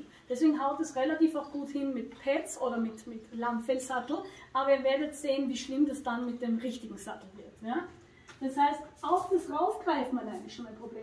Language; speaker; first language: German; native; German